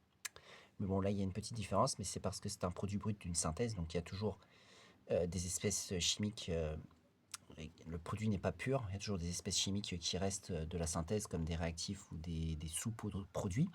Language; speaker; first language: French; native; French